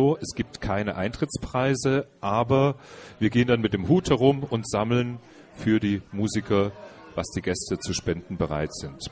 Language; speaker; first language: German; native; German